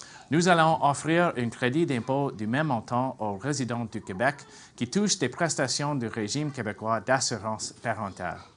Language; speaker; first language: French; non-native, fluent; English